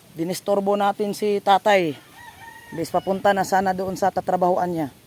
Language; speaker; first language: Filipino; non-native, local second language; Cebuano